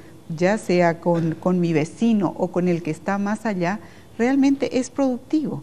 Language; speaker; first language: Spanish; native; Spanish